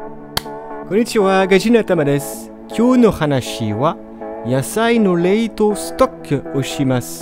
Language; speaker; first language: Japanese; non-native, learner; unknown